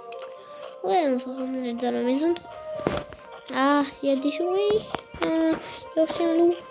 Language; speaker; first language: French; non-native, fluent; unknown